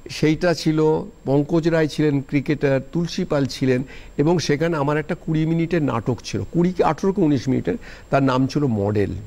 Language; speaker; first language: Bangla; native; Bangla